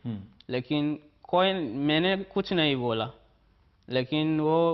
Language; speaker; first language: Hindi; non-native, learner; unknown